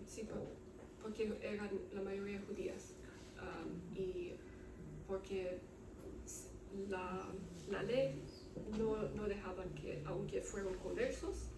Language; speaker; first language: Spanish; non-native, learner; Romanian